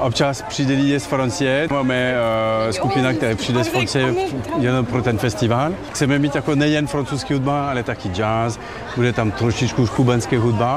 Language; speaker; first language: Czech; non-native, learner; French